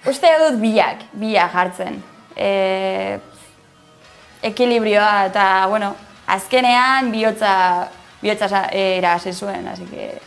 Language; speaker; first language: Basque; non-native, local second language; Spanish